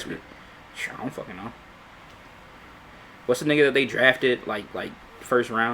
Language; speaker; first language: English; native; English